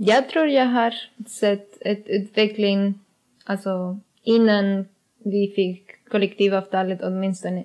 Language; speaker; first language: Swedish; non-native, learner; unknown